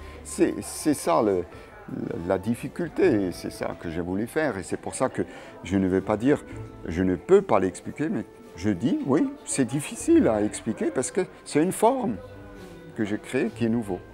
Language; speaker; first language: French; non-native, local second language; German